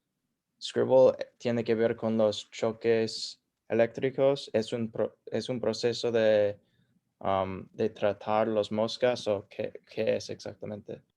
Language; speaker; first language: Spanish; non-native, fluent; English